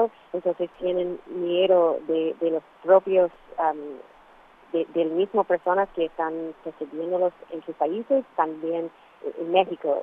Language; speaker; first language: Spanish; non-native, fluent; English